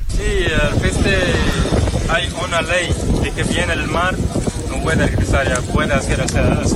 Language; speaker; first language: Spanish; non-native, learner; Arabic